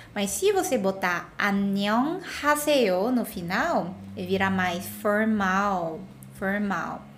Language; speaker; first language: Portuguese; non-native, fluent; Korean